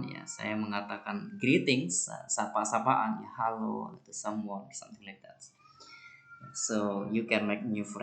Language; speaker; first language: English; non-native, learner; Indonesian